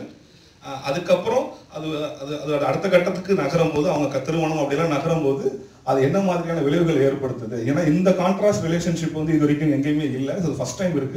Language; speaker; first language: Tamil; native; Tamil